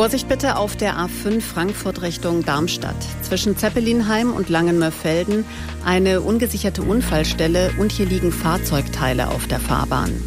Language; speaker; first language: German; native; German